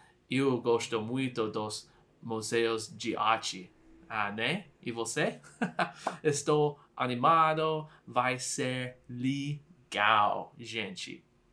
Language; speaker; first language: Portuguese; non-native, learner; English